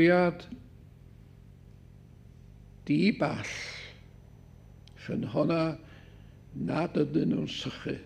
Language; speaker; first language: Welsh; native; Welsh